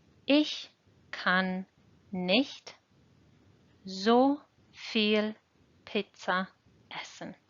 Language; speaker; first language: German; non-native, fluent; English